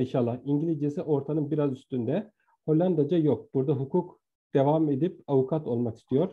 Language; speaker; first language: Turkish; native; Turkish